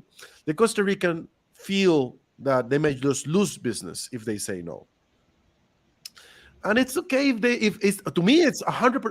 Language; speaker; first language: English; non-native, fluent; Spanish